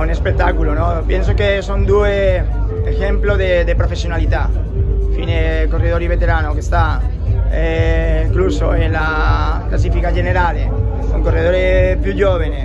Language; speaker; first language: Italian; non-native, learner; Spanish